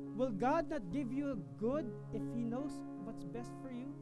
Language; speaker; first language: English; non-native, local second language; Filipino